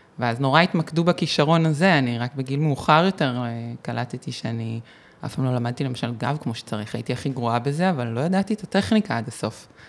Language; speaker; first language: Hebrew; native; Hebrew